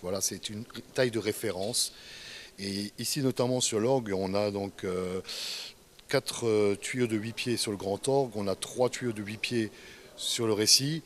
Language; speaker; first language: French; native; French